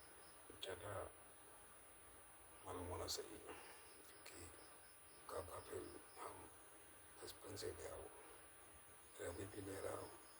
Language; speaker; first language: Hindi; non-native, local second language; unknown